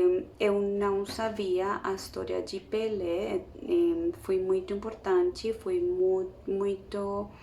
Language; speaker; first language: Portuguese; non-native, learner; Spanish